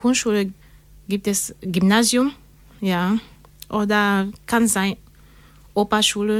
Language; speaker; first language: German; non-native, learner; French